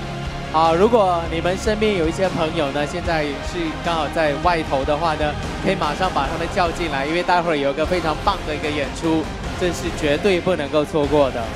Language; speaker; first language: Chinese; native; Chinese